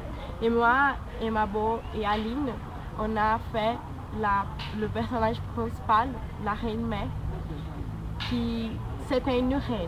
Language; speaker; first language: French; non-native, learner; Portuguese